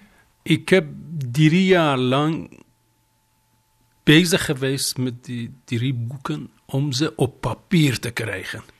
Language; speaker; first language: Dutch; non-native, fluent; Persian